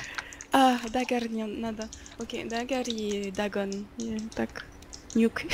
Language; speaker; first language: Russian; non-native, learner; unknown